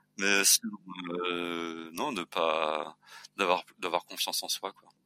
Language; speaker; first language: French; native; French